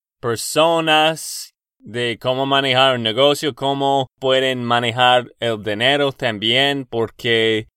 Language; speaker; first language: Spanish; non-native, learner; English